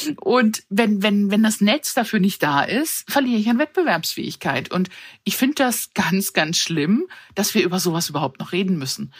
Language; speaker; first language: German; early bilingual, other home language; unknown